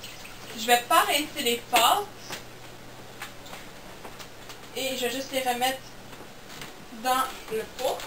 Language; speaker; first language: French; non-native, local second language; English